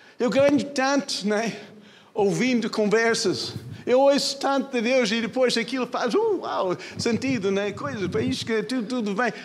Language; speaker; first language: Portuguese; non-native, fluent; English